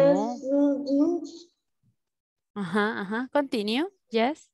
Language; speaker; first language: English; non-native, learner; Spanish